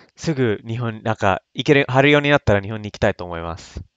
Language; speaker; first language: Japanese; non-native, fluent; English